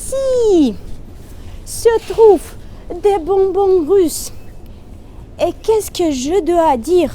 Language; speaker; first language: French; non-native, fluent; Russian